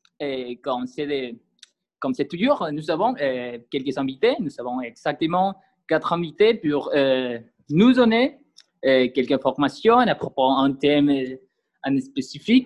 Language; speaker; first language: French; non-native, learner; Spanish